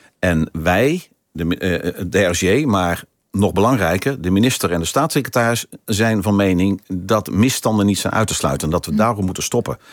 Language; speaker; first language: Dutch; native; Dutch